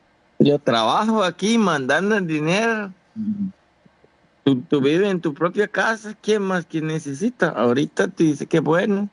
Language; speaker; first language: Spanish; non-native, fluent; Haitian Creole